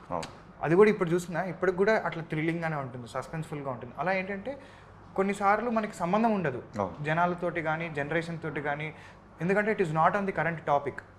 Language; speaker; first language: Telugu; native; Telugu